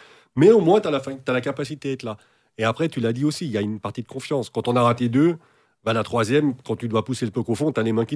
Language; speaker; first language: French; native; French